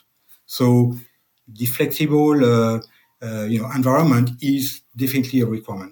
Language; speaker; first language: English; non-native, fluent; French